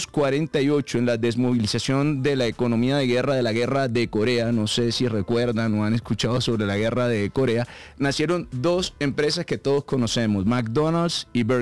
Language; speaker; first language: Spanish; native; Spanish